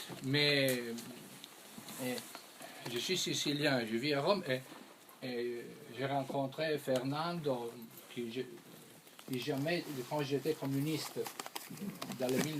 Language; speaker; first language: French; non-native, fluent; Italian